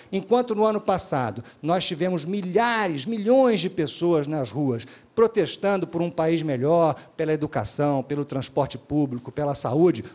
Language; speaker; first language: Portuguese; native; Portuguese